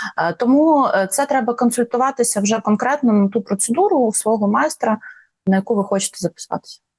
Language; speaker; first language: Ukrainian; non-native, local second language; Russian